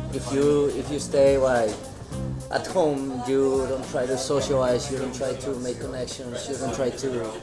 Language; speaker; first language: English; non-native, fluent; Spanish